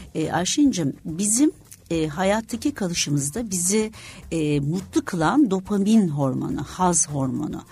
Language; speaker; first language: Turkish; native; Turkish